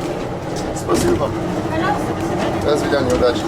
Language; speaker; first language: Russian; non-native, learner; English